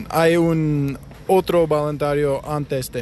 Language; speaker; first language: Spanish; non-native, learner; English